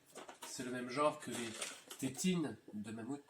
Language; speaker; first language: French; native; French